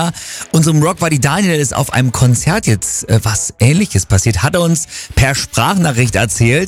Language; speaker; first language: German; native; German